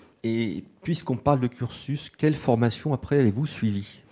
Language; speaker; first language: French; native; French